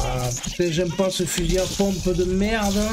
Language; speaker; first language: French; native; French